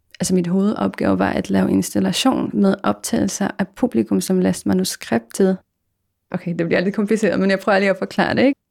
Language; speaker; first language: Danish; non-native, fluent; Polish